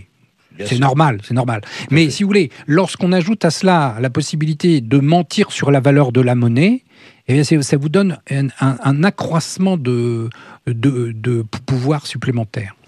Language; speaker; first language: French; native; French